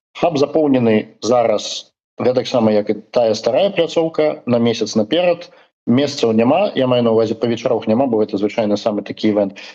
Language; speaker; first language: Belarusian; non-native, local second language; Russian